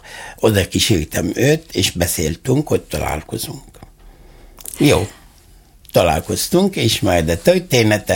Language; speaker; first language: Hungarian; non-native, fluent; Arabic